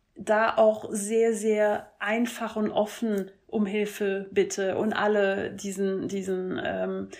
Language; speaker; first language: German; non-native, fluent; French